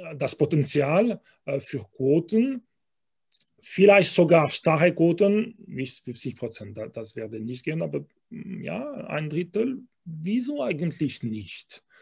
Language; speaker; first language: German; non-native, local second language; French